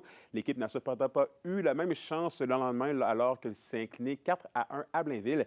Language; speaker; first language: French; native; French